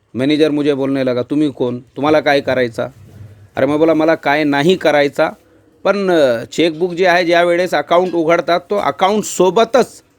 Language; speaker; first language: Marathi; non-native, local second language; Urdu